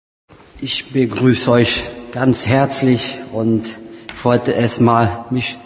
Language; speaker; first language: German; non-native, learner; Portuguese